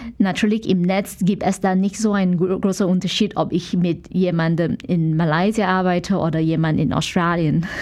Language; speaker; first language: German; non-native, fluent; Chinese